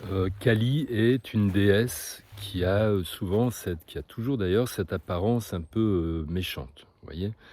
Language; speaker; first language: French; native; French